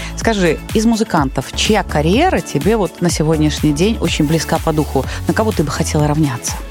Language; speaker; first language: Russian; native; Russian